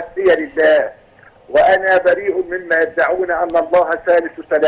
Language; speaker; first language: Arabic; native; Arabic